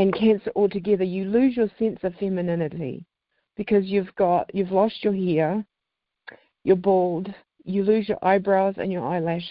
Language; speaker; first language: English; native; English